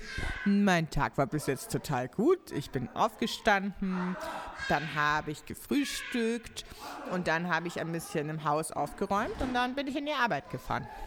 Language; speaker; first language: German; native; German